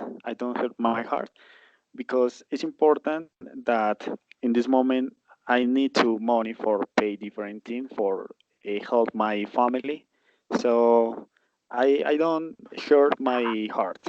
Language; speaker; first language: English; non-native, learner; Spanish